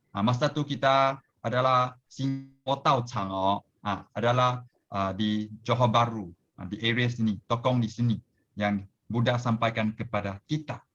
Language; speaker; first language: Malay; non-native, local second language; Chinese